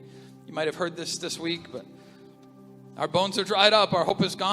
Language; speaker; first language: English; native; English